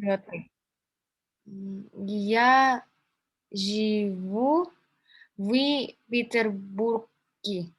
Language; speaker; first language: Russian; non-native, learner; Indonesian